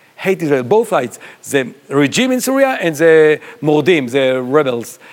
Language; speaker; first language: English; non-native, fluent; Hebrew